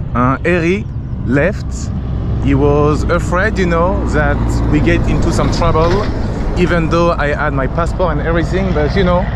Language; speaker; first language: English; non-native, fluent; French